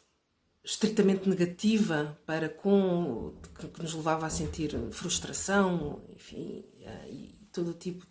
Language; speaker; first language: Portuguese; native; Portuguese